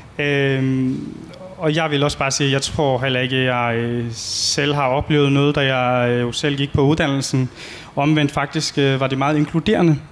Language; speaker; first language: Danish; early bilingual, other home language; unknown